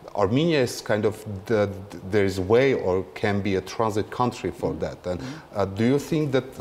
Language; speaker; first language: English; non-native, fluent; Armenian